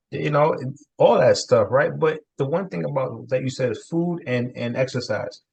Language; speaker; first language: English; native; English